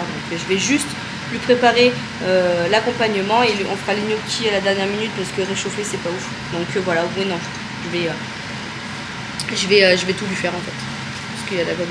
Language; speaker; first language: French; native; French